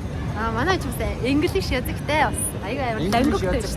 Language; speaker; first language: Mongolian; native; Mongolian